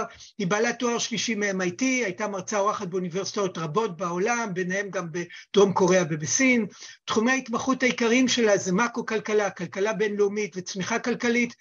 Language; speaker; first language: Hebrew; native; Hebrew